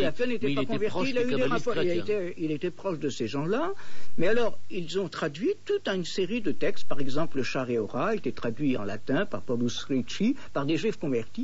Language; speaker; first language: French; native; French